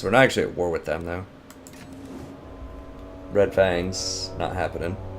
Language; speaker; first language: English; native; English